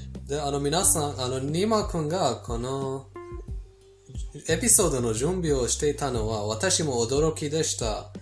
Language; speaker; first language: Japanese; non-native, fluent; Persian